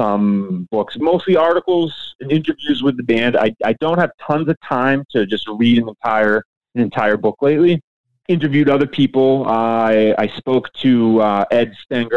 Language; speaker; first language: English; native; English